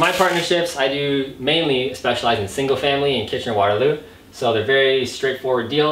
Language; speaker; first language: English; native; English